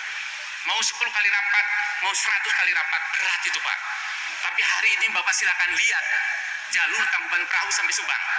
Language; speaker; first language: Indonesian; non-native, local second language; Sundanese